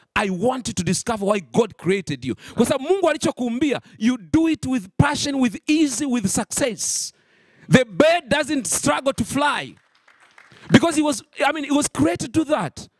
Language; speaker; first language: English; non-native, local second language; Swahili